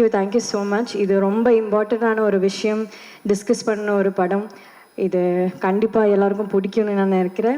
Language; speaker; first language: Tamil; non-native, learner; Malayalam